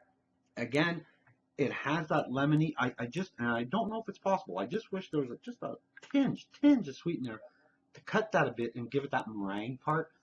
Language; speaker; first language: English; native; English